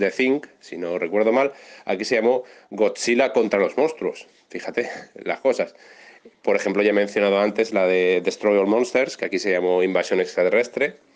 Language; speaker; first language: Spanish; native; Spanish